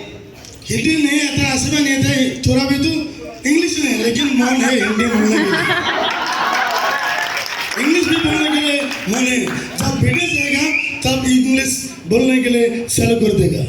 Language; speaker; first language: Hindi; non-native, local second language; Assamese